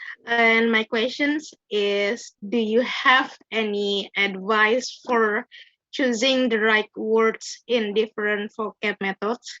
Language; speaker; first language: English; non-native, learner; Indonesian